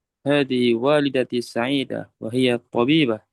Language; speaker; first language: Arabic; non-native, learner; Indonesian